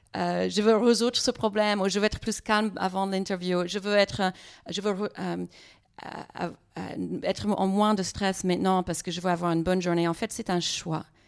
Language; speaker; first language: French; non-native, fluent; English